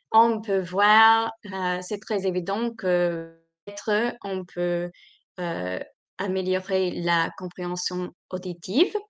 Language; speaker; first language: French; non-native, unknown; English